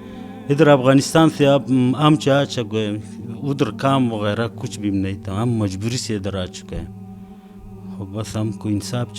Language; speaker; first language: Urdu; non-native, learner; Pashto